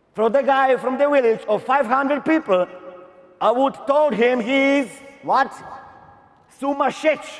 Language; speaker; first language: English; non-native, fluent; Slovenian